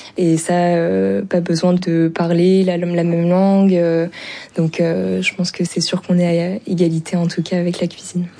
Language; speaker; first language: French; native; French